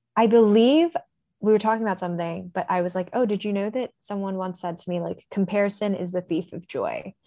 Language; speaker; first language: English; non-native, local second language; Japanese